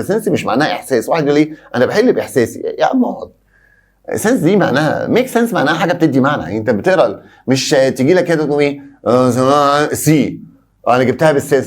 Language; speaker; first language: Arabic; native; Arabic